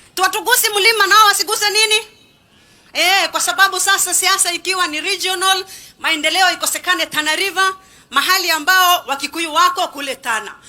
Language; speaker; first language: Swahili; non-native, local second language; Kikuyu